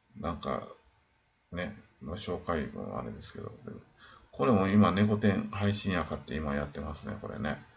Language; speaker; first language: Japanese; native; Japanese